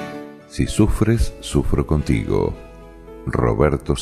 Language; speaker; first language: Spanish; native; Spanish